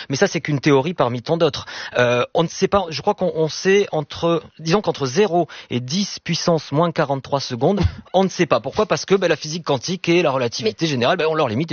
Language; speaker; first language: French; native; French